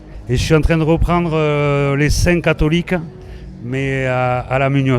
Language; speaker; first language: French; native; French